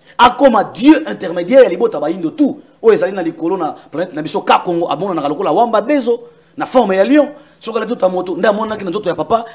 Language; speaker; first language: Lingala; non-native, local second language; Kongo